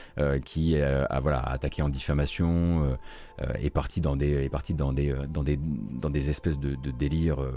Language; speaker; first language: French; native; French